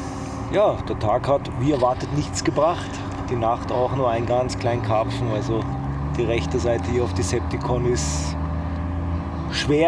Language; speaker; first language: German; native; German